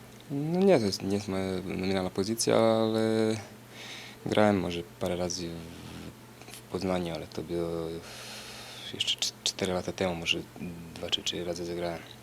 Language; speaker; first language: Polish; non-native, fluent; Serbian